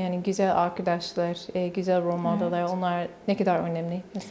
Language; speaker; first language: Turkish; non-native, learner; English